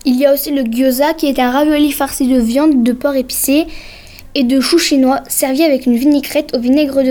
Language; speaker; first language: French; native; French